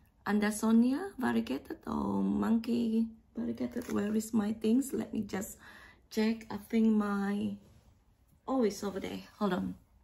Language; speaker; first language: English; non-native, fluent; Indonesian